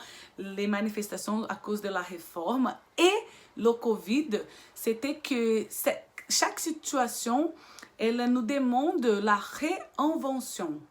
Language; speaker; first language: French; non-native, fluent; Portuguese